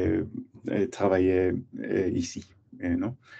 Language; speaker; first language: French; non-native, learner; English